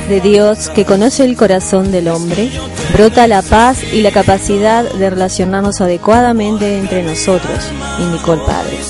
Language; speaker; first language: Spanish; native; Spanish